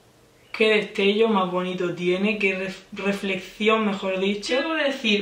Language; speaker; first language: Spanish; native; Spanish